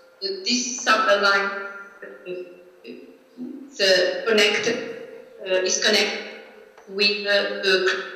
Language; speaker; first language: English; non-native, learner; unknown